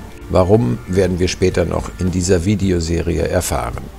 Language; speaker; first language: German; native; German